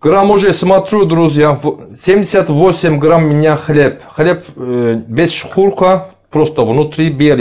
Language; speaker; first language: Russian; non-native, learner; Turkish